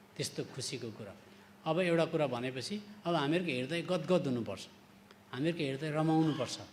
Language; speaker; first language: Nepali; native; Nepali